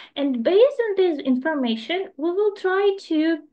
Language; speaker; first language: English; non-native, fluent; Ukrainian